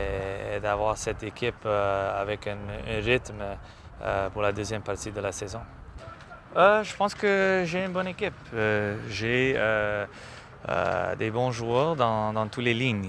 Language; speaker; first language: French; non-native, local second language; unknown